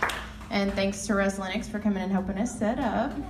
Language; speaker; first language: English; native; English